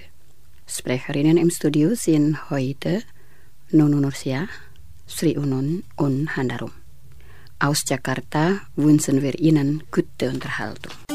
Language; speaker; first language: German; non-native, fluent; Indonesian